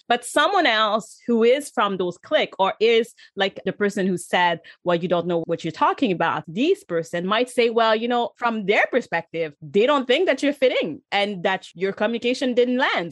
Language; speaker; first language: English; native; English